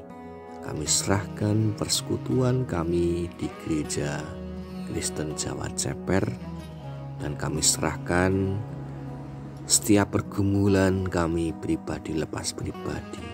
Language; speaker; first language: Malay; non-native, local second language; Javanese